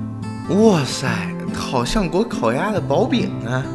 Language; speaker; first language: Chinese; native; Chinese